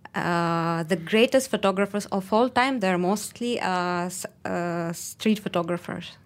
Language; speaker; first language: English; non-native, fluent; Russian